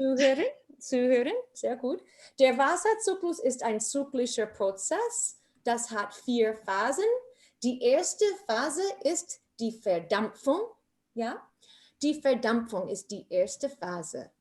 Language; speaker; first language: German; non-native, fluent; English